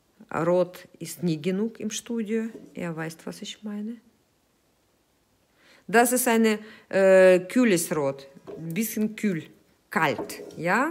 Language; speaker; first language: German; non-native, fluent; Russian